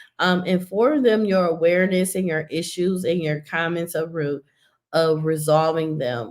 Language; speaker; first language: English; native; English